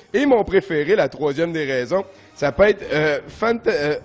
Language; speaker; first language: French; native; French